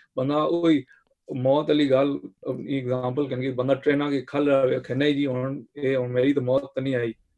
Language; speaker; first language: Punjabi; early bilingual, heritage; Punjabi